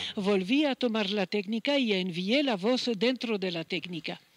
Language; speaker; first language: Spanish; non-native, fluent; Arabic